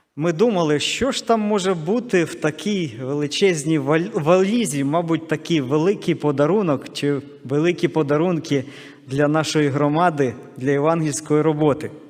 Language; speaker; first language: Ukrainian; non-native, local second language; Russian